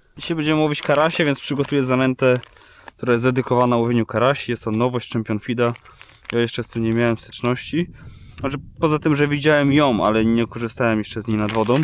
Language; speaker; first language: Polish; native; Polish